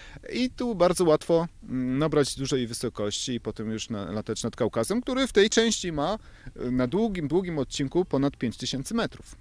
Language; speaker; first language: Polish; native; Polish